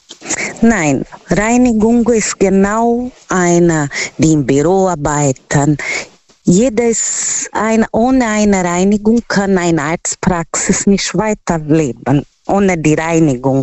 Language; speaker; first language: German; non-native, learner; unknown